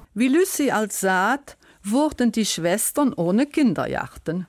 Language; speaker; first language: German; native; German